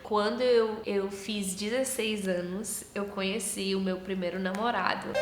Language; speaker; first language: Portuguese; early bilingual, heritage; Portuguese